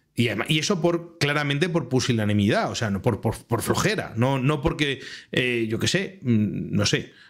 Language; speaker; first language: Spanish; native; Spanish